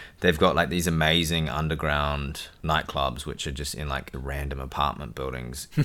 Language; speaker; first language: English; native; English